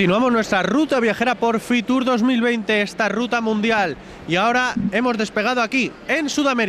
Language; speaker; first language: Spanish; native; Spanish